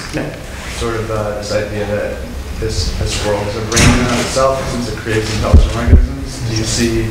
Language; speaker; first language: English; non-native, fluent; Italian